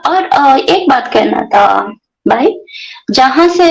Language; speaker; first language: Hindi; non-native, local second language; Kannada